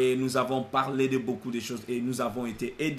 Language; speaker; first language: French; non-native, local second language; Lingala